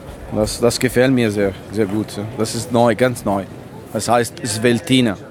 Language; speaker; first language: German; non-native, learner; Italian